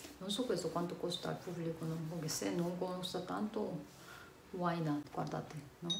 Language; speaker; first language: Italian; non-native, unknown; Korean